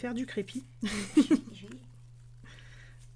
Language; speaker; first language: French; native; French